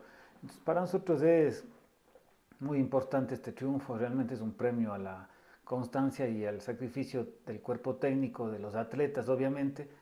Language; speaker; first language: Spanish; native; Spanish